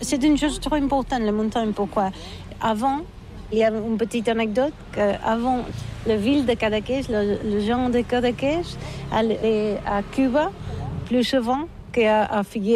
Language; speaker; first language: French; non-native, learner; Catalan